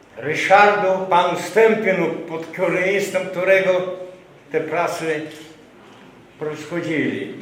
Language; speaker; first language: Polish; non-native, local second language; Rusyn